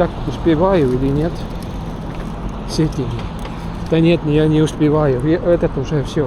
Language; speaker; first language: Russian; non-native, local second language; Estonian